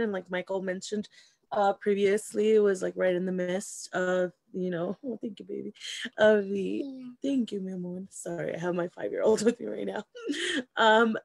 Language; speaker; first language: English; early bilingual, other home language; Spanish